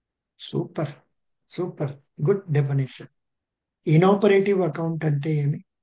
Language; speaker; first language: English; non-native, local second language; Telugu